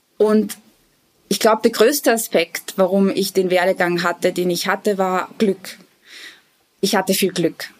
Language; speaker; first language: German; early bilingual, other home language; Bosnian